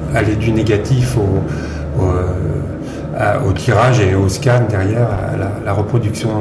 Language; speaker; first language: French; native; French